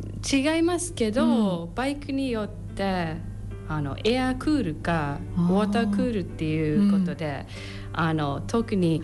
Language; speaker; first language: Japanese; non-native, learner; English